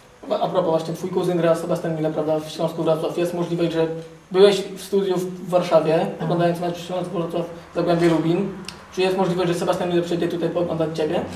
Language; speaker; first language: Polish; native; Polish